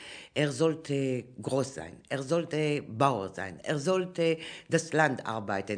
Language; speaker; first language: German; non-native, fluent; Hebrew